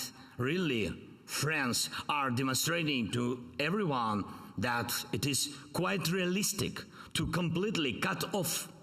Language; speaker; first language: English; non-native, fluent; Ukrainian